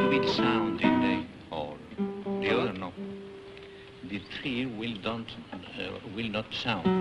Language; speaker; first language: English; non-native, learner; Spanish